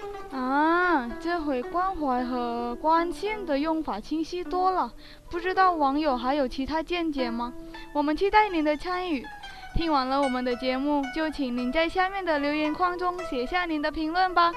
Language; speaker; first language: Chinese; non-native, fluent; Indonesian